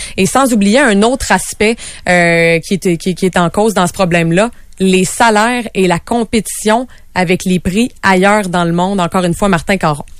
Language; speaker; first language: French; native; French